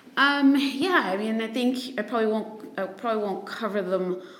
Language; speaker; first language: English; native; English